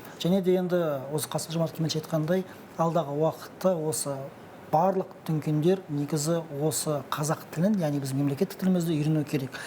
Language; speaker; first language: Kazakh; non-native, local second language; Russian